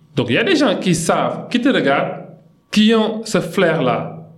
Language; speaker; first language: French; non-native, local second language; Wolof